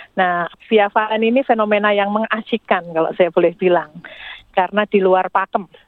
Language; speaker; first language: Indonesian; native; Indonesian